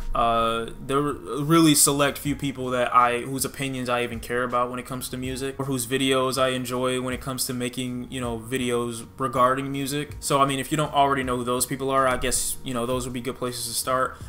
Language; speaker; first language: English; native; English